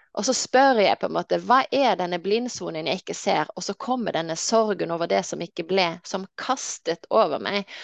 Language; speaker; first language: Norwegian; native; Norwegian